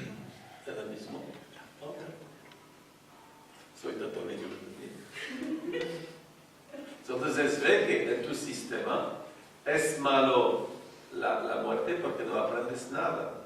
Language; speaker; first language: Spanish; non-native, fluent; French